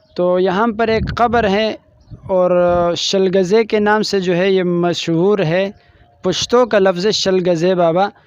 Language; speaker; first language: Urdu; non-native, local second language; Pashto